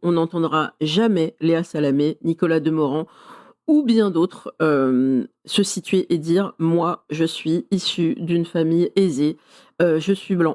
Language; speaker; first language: French; native; French